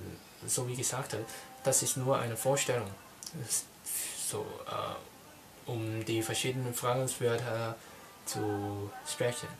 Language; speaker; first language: German; non-native, learner; Cantonese